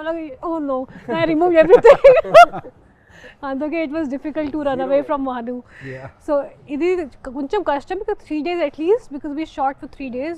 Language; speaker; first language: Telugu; non-native, local second language; Hindi